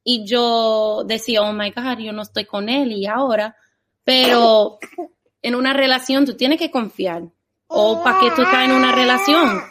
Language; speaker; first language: Spanish; non-native, fluent; English